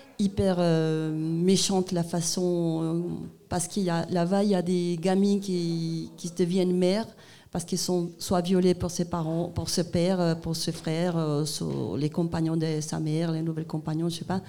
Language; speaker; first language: French; non-native, learner; Spanish